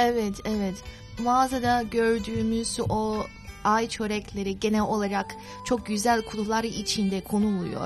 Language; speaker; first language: Turkish; non-native, fluent; Chinese